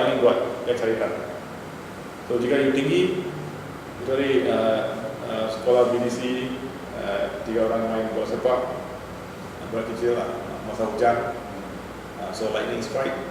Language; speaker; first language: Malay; non-native, local second language; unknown